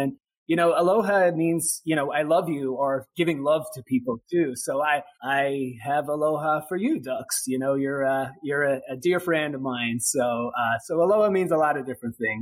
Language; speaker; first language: English; native; English